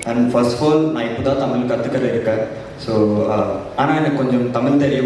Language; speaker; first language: Tamil; non-native, learner; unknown